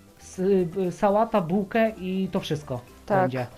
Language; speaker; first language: Polish; native; Polish